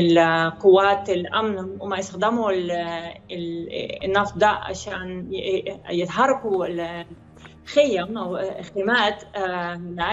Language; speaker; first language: Arabic; non-native, fluent; Dutch